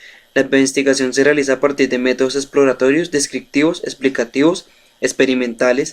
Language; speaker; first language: Spanish; native; Spanish